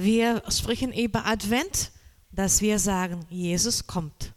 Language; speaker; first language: German; non-native, learner; Portuguese